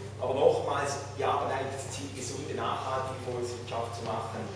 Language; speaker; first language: German; native; German